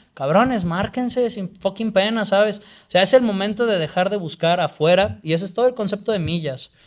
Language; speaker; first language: Spanish; native; Spanish